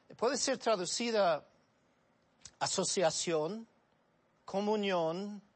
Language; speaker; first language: Spanish; non-native, fluent; English